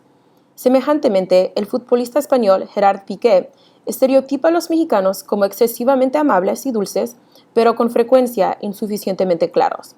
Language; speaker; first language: Spanish; early bilingual, heritage; Spanish